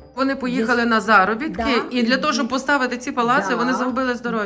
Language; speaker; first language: Ukrainian; native; Ukrainian